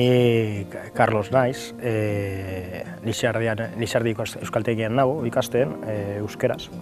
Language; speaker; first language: Basque; non-native, local second language; Spanish